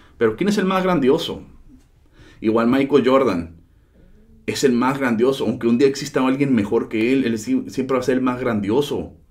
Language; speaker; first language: Spanish; early bilingual, heritage; Spanish